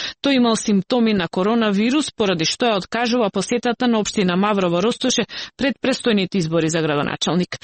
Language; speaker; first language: Macedonian; native; Macedonian